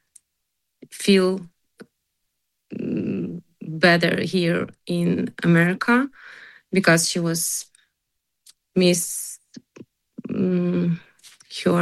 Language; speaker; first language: English; non-native, learner; Ukrainian